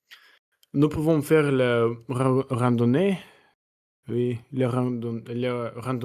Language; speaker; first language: French; non-native, learner; Russian